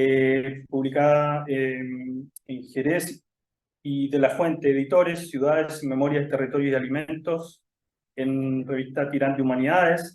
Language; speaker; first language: Spanish; native; Spanish